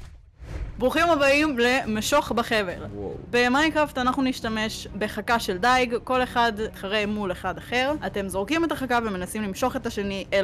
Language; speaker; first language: Hebrew; native; Hebrew